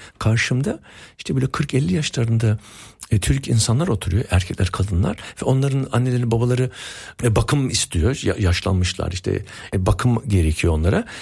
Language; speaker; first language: Turkish; early bilingual, heritage; Turkish